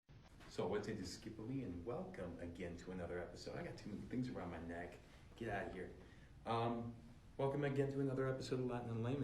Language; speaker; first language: English; native; English